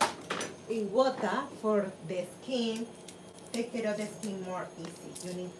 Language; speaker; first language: English; non-native, learner; Spanish